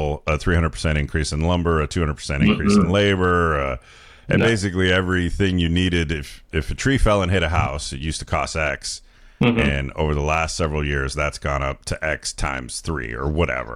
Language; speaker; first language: English; native; English